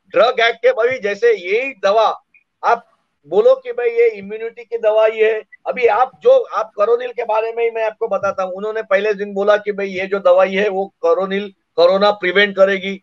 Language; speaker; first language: Hindi; non-native, local second language; Marathi